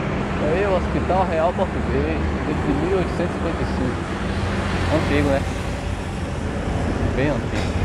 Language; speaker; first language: Portuguese; native; Portuguese